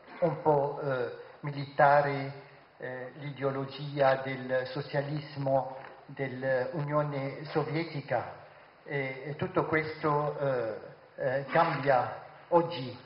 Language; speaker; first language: Italian; non-native, fluent; Arabic